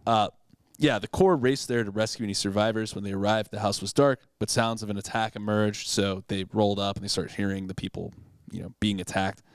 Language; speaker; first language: English; native; English